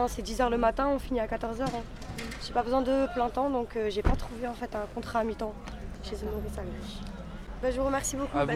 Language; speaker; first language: French; native; French